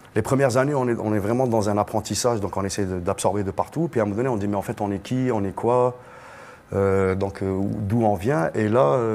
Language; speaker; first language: French; non-native, local second language; Arabic